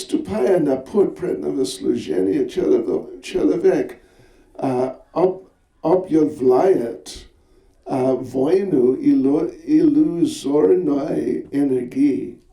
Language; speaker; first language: Russian; non-native, learner; English